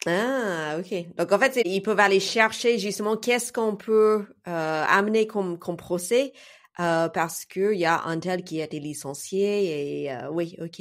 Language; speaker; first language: French; non-native, fluent; English